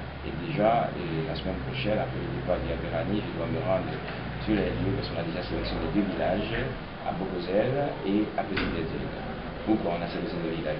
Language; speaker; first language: French; non-native, local second language; Haitian Creole